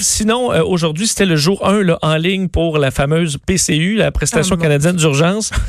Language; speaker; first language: French; native; French